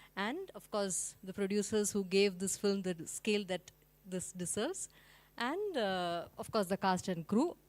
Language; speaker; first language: English; non-native, local second language; Malayalam